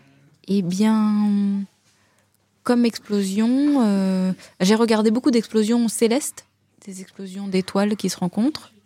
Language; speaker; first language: French; native; French